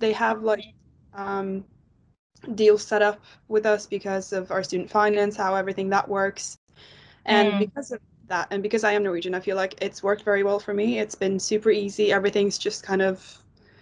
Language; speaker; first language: English; non-native, fluent; Norwegian